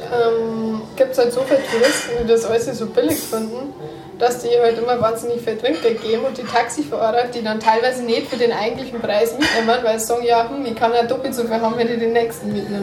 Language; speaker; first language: German; native; German